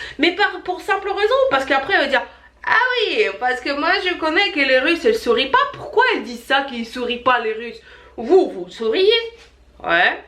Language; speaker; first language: French; non-native, fluent; Russian